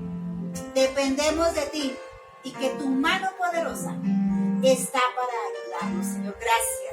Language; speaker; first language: Spanish; native; Spanish